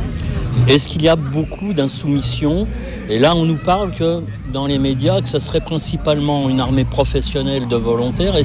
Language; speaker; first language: French; native; French